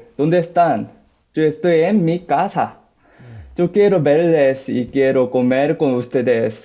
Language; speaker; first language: Spanish; non-native, learner; Korean